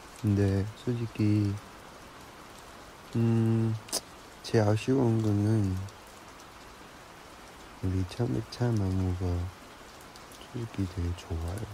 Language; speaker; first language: Korean; non-native, learner; Chinese